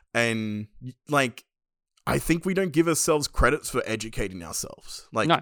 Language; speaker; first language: English; native; English